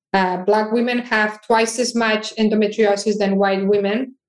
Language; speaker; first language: English; non-native, fluent; Catalan